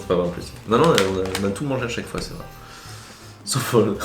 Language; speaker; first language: French; native; French